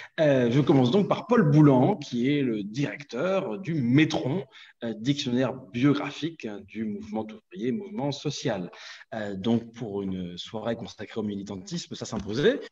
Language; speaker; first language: French; native; French